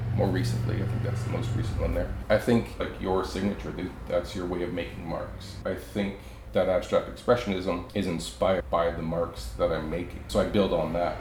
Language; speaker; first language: English; native; English